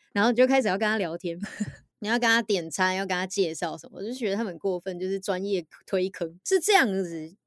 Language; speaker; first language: Chinese; native; Chinese